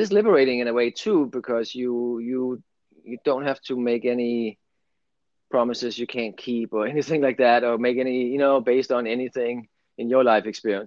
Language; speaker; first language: English; non-native, fluent; Danish